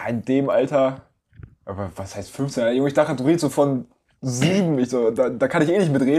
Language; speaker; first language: German; native; German